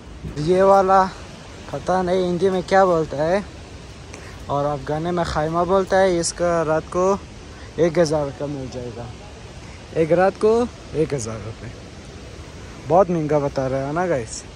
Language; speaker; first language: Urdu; non-native, learner; Persian